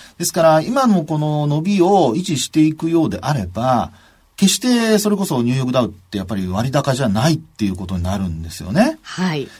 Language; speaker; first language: Japanese; native; Japanese